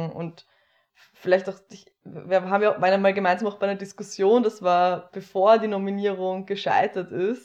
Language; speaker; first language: German; native; German